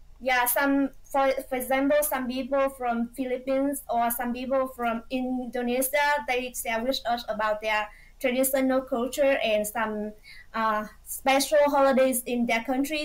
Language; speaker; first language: English; non-native, fluent; Vietnamese